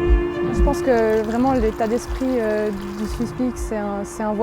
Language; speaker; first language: French; native; French